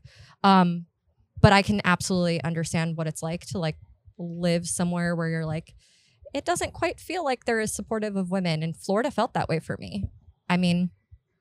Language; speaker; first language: English; native; English